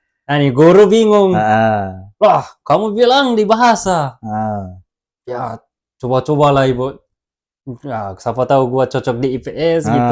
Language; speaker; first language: Indonesian; early bilingual, heritage; Japanese